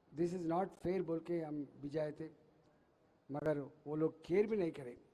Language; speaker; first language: Hindi; non-native, local second language; Telugu